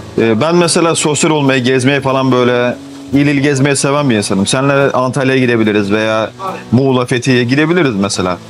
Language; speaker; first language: Turkish; native; Turkish